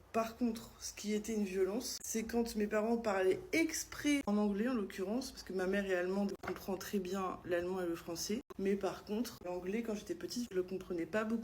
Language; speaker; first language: French; native; French